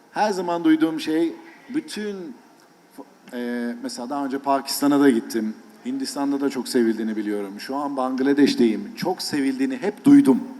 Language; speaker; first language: Turkish; native; Turkish